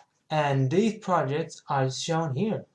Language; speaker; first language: English; native; English